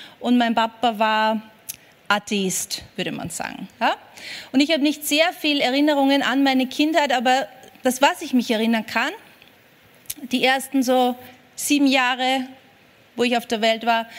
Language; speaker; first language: German; native; German